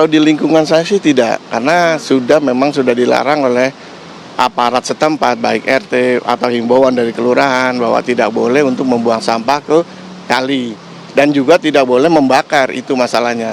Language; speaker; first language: Indonesian; native; Indonesian